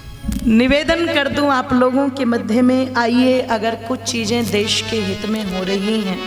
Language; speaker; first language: Hindi; native; Hindi